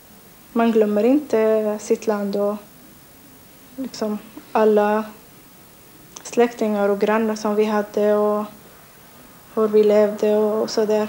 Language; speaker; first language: Swedish; non-native, learner; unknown